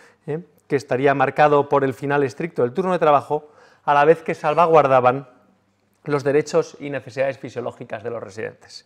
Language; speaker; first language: Spanish; native; Spanish